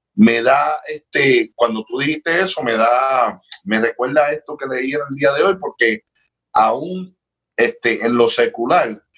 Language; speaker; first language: Spanish; early bilingual, heritage; Spanish